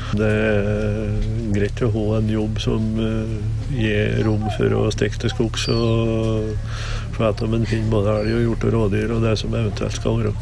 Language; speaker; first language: Norwegian; native; Norwegian